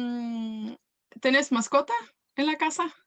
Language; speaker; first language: Spanish; non-native, fluent; Welsh